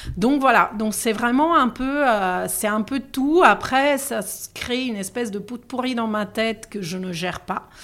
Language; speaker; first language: French; non-native, fluent; Italian